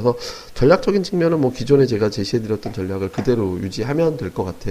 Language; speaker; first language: Korean; native; Korean